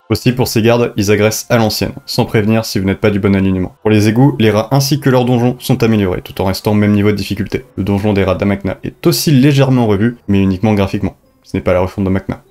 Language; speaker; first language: French; native; French